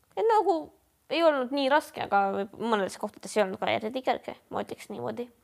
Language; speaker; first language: Estonian; non-native, local second language; Russian